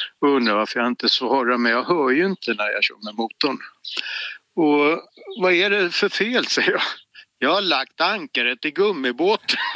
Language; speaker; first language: Swedish; native; Swedish